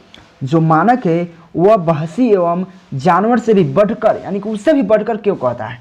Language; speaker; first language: Hindi; native; Hindi